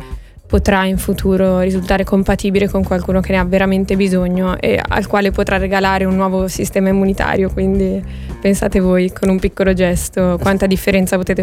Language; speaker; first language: Italian; native; Italian